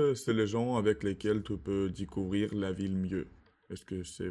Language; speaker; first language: French; non-native, learner; Russian